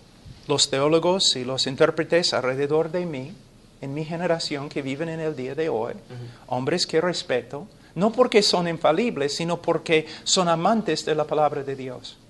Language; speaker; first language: Spanish; non-native, fluent; English